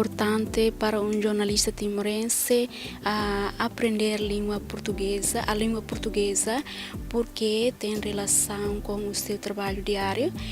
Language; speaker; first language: Portuguese; non-native, fluent; Tetum